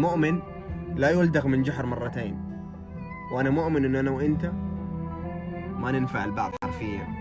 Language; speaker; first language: Arabic; native; Arabic